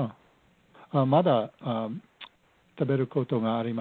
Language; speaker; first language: Japanese; non-native, learner; English